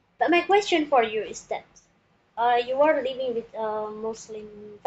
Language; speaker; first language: English; non-native, learner; Indonesian